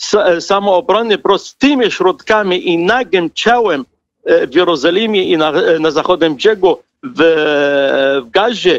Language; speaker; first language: Polish; non-native, fluent; Arabic